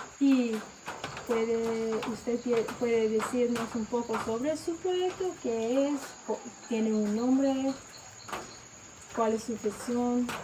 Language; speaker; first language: Spanish; non-native, learner; English